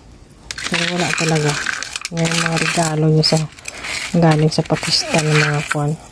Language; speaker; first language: Filipino; native; Filipino